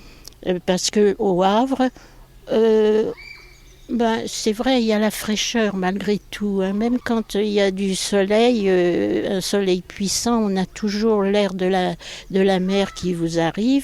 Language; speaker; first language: French; native; French